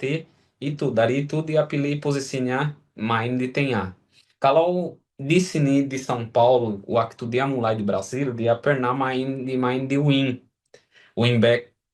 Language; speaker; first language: Indonesian; non-native, fluent; Portuguese